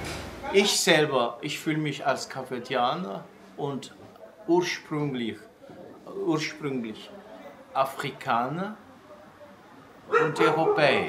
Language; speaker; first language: German; non-native, fluent; Kabuverdianu